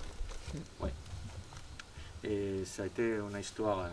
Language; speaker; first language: French; non-native, fluent; Spanish